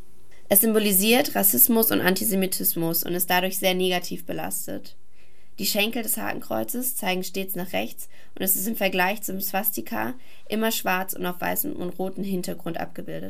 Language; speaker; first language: German; native; German